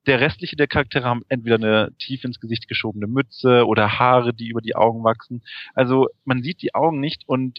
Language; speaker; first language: German; native; German